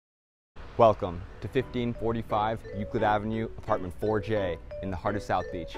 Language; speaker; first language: English; native; English